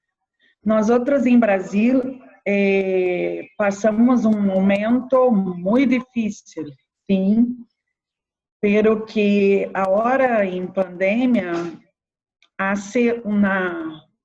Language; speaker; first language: Spanish; non-native, learner; Portuguese